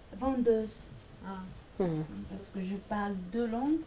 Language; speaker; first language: French; non-native, learner; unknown